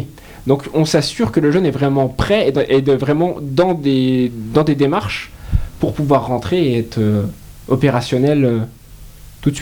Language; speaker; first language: French; native; French